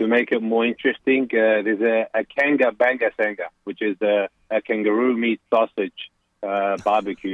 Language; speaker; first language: English; non-native, local second language; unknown